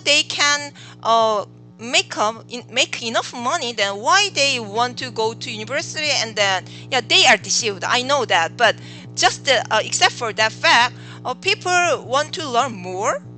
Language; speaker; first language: English; non-native, learner; Korean